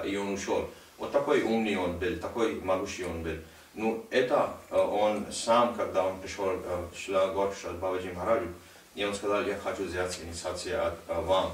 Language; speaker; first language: Russian; non-native, learner; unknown